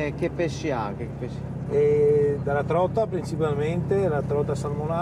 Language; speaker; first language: Italian; native; Italian